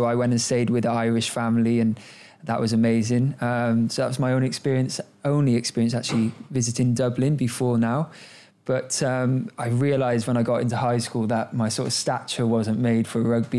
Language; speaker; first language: English; native; English